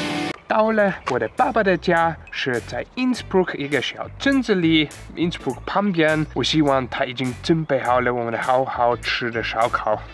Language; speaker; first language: Chinese; non-native, fluent; German